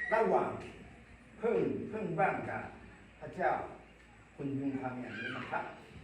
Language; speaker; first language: Thai; non-native, local second language; Akha